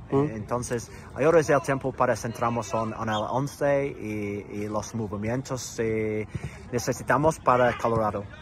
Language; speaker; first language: Spanish; non-native, learner; English